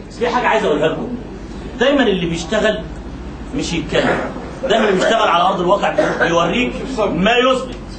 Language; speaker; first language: Egyptian Arabic; non-native, local second language; Arabic